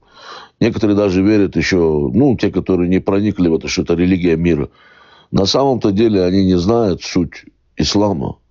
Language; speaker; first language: Russian; native; Russian